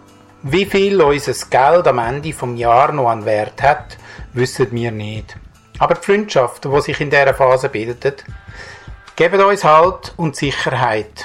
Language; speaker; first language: German; native; German